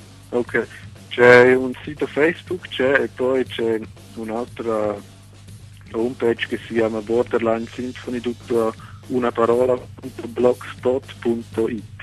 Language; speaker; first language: Italian; non-native, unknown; Swiss German